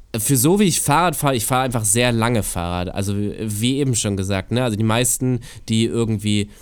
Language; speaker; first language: German; native; German